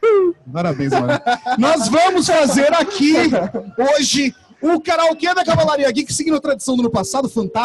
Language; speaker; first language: Portuguese; native; Portuguese